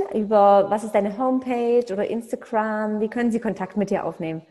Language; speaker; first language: German; native; German